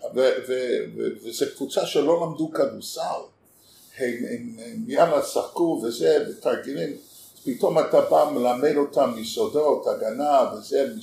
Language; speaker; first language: Hebrew; native; Hebrew